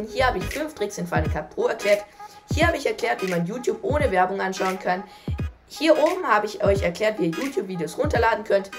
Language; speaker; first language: German; native; German